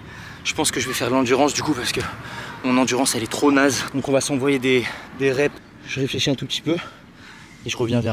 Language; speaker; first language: French; native; French